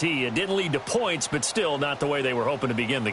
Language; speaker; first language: English; native; English